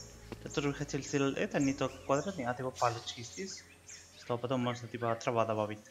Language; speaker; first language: Russian; non-native, learner; Spanish